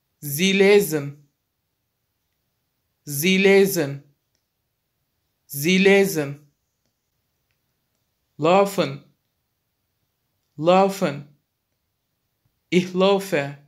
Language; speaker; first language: German; non-native, fluent; Turkish